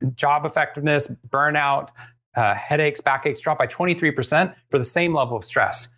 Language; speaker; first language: English; native; English